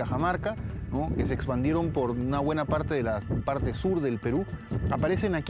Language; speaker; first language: Spanish; native; Spanish